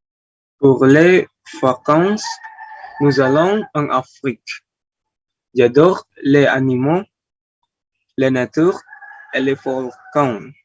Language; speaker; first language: French; non-native, learner; Indonesian